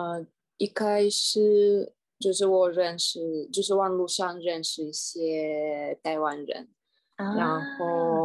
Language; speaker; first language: Chinese; non-native, fluent; Russian